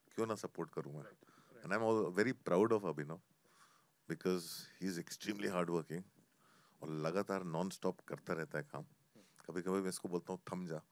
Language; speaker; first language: Hindi; native; Hindi